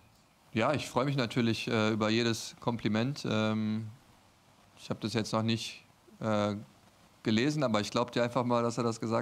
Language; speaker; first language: German; native; German